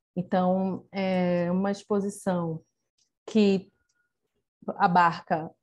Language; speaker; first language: Portuguese; native; Portuguese